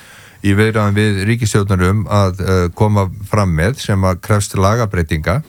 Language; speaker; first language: Icelandic; native; Icelandic